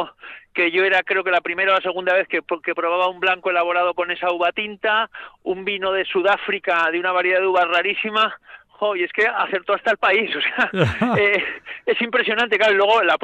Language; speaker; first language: Spanish; native; Spanish